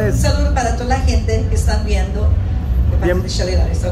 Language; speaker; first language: Spanish; early bilingual, heritage; English